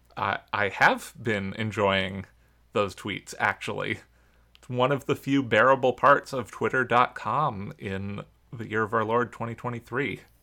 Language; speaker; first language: English; native; English